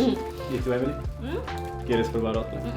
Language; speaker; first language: Spanish; non-native, fluent; German